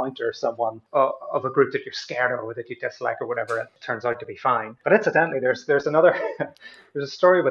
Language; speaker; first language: English; native; English